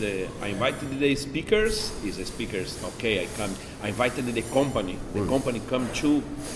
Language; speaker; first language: English; non-native, learner; Portuguese